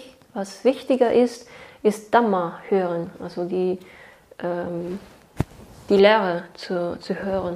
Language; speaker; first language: German; non-native, fluent; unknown